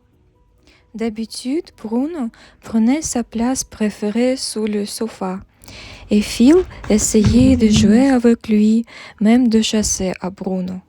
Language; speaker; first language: French; non-native, learner; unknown